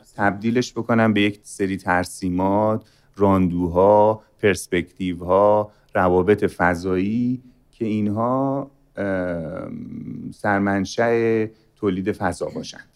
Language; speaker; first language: Persian; native; Persian